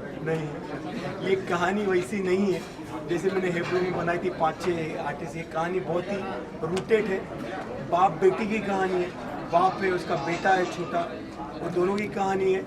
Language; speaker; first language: Hindi; native; Hindi